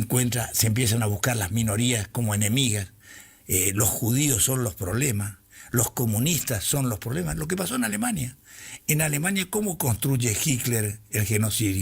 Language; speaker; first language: Spanish; native; Spanish